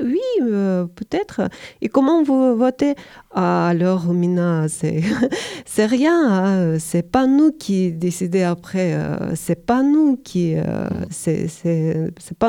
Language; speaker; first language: French; non-native, learner; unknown